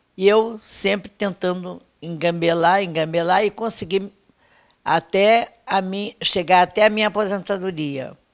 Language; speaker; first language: Portuguese; native; Portuguese